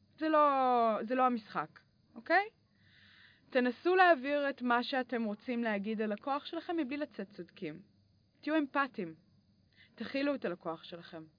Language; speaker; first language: Hebrew; early bilingual, other home language; English